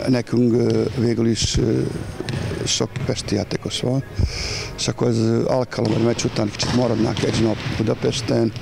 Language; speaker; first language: Hungarian; non-native, fluent; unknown